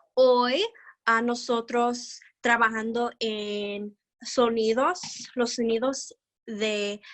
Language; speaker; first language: Spanish; non-native, learner; English